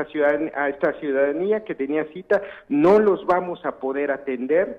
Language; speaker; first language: Spanish; native; Spanish